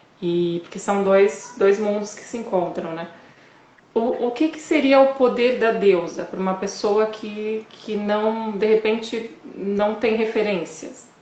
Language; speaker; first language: Portuguese; native; Portuguese